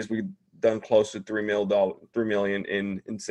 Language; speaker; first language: English; non-native, fluent; Spanish